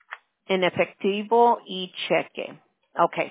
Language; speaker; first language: Spanish; early bilingual, heritage; English